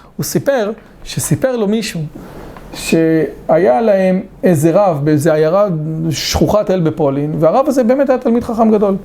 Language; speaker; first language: Hebrew; native; Hebrew